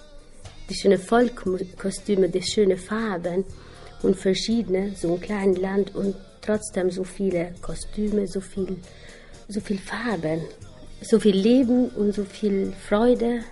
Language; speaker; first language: German; non-native, learner; Albanian